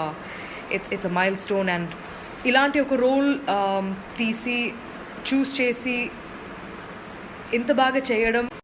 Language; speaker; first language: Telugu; non-native, fluent; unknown